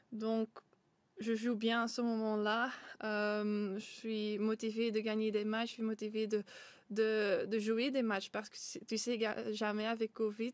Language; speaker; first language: French; non-native, local second language; Dutch